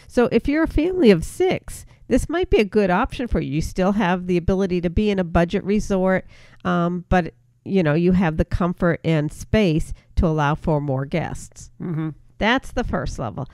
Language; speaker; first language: English; native; English